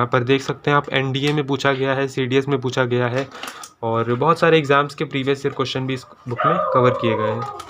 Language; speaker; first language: Hindi; native; Hindi